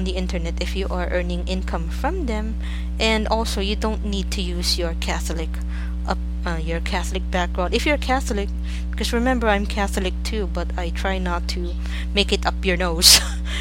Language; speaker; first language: English; non-native, local second language; Filipino